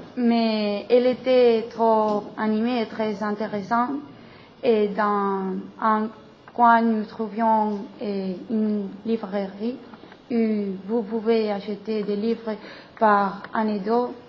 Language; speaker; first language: French; non-native, learner; Spanish